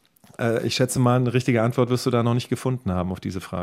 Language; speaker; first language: German; native; German